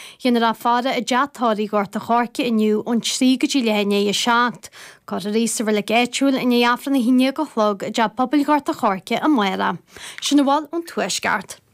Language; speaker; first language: Irish; native; Irish